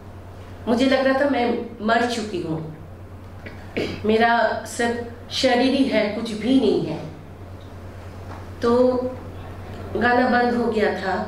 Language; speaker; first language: Hindi; non-native, local second language; Bangla